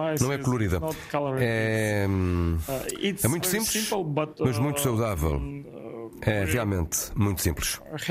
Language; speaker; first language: Portuguese; non-native, fluent; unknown